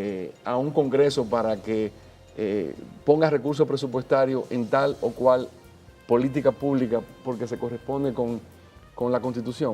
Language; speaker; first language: Spanish; native; Spanish